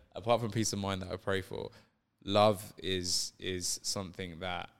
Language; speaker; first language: English; native; English